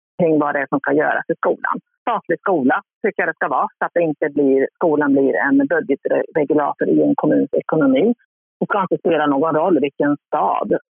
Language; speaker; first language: Swedish; early bilingual, other home language; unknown